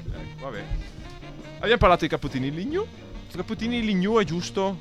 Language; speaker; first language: Italian; native; Italian